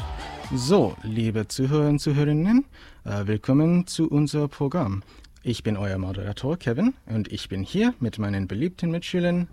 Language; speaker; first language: German; non-native, learner; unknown